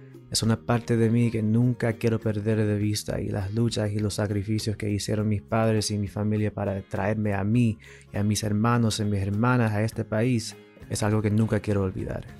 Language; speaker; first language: Spanish; early bilingual, heritage; Spanish